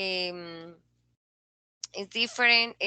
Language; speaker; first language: English; non-native, learner; Spanish